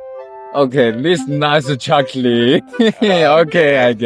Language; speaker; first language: English; non-native, learner; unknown